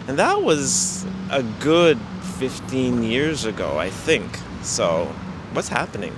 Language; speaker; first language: English; native; English